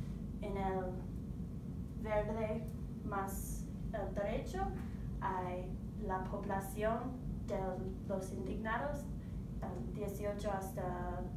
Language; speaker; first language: Spanish; non-native, learner; English